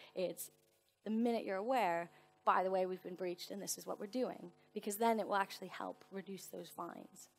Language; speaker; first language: English; native; English